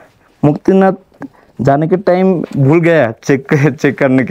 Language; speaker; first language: Hindi; non-native, learner; Bangla